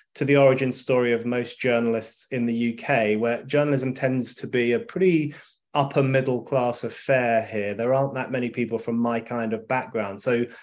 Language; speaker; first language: English; native; English